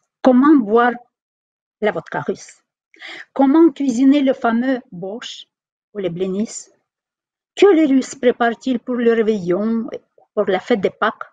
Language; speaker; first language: French; non-native, fluent; Russian